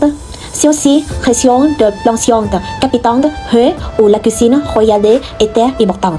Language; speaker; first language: French; non-native, learner; Vietnamese